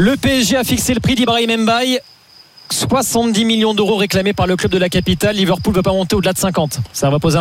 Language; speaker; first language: French; native; French